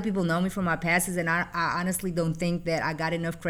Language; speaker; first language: English; non-native, fluent; Portuguese